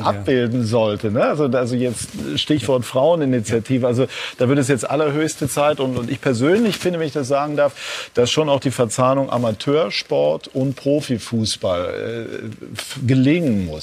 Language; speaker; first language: German; native; German